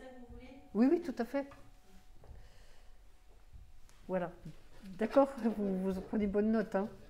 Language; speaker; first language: French; native; French